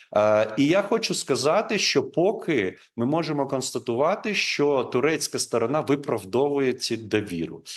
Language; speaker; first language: Ukrainian; non-native, local second language; Crimean Tatar